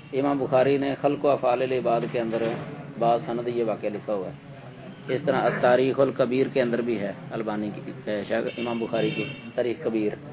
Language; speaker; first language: Urdu; non-native, local second language; Punjabi